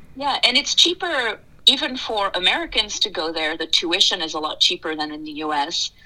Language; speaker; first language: English; early bilingual, other home language; French